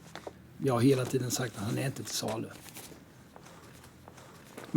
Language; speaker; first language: Swedish; native; Swedish